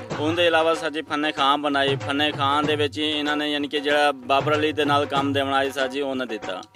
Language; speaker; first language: Punjabi; non-native, local second language; Saraiki